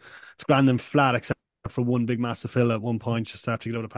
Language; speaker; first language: English; native; English